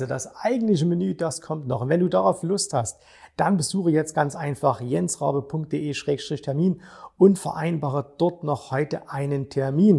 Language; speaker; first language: German; native; German